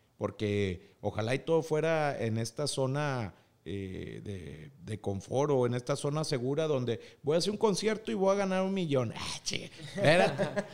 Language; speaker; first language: Spanish; native; Spanish